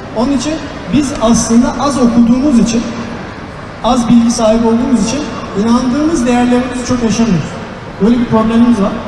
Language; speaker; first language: Turkish; early bilingual, heritage; Turkish